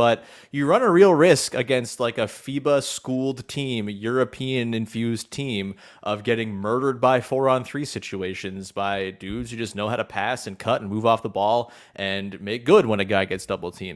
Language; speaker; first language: English; native; English